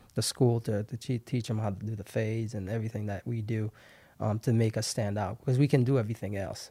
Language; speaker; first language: English; non-native, fluent; Haitian Creole